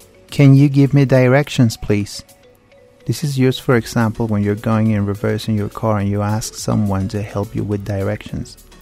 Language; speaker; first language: English; non-native, fluent; Spanish